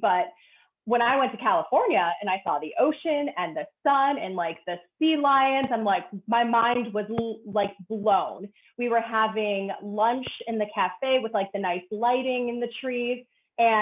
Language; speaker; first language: English; native; English